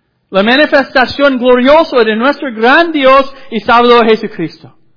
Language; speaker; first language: Spanish; non-native, fluent; English